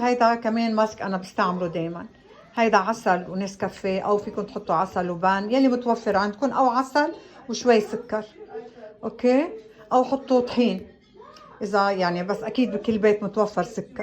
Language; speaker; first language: Arabic; native; Arabic